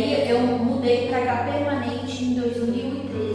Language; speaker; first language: Portuguese; native; Portuguese